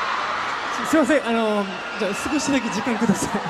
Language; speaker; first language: Japanese; non-native, fluent; Korean